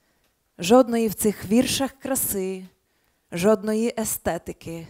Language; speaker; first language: Polish; early bilingual, heritage; Polish